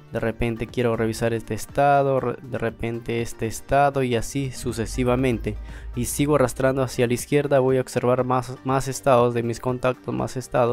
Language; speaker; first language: Spanish; native; Spanish